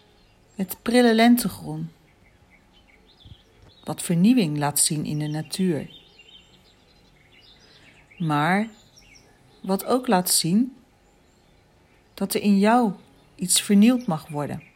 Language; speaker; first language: Dutch; native; Dutch